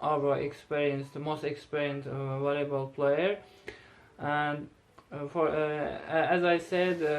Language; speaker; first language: English; non-native, learner; Azerbaijani